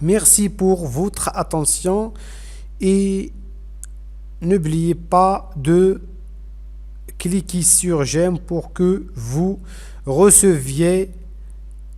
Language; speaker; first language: French; non-native, fluent; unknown